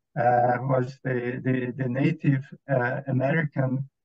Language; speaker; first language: English; non-native, fluent; Hungarian